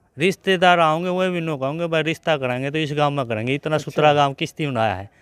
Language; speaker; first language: Hindi; native; Hindi